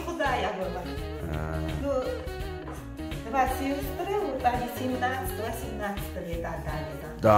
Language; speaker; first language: Russian; non-native, local second language; Uzbek